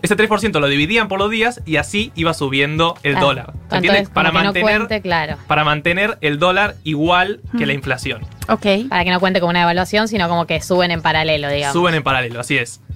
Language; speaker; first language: Spanish; native; Spanish